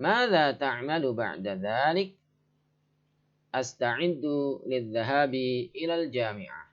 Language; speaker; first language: Arabic; non-native, fluent; Indonesian